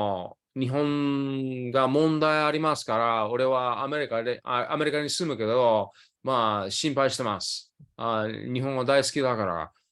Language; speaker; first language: Japanese; early bilingual, other home language; English